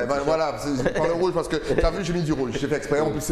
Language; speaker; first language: French; native; French